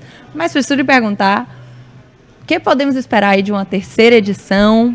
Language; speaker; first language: Portuguese; native; Portuguese